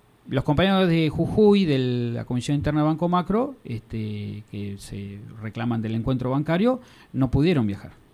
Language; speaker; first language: Spanish; native; Spanish